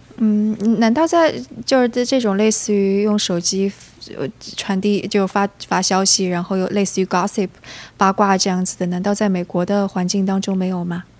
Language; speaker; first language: Chinese; native; Chinese